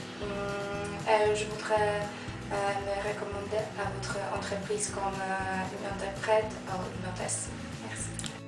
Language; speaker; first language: French; non-native, learner; Polish